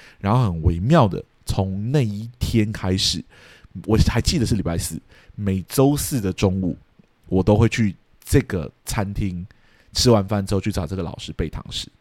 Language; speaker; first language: Chinese; early bilingual, heritage; Chinese